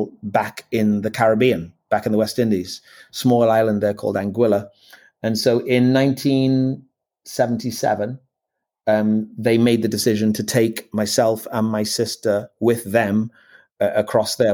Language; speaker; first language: English; native; English